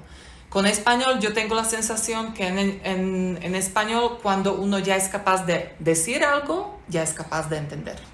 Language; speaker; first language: Spanish; non-native, fluent; Slovak